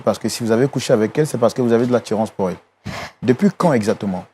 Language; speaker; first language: French; native; French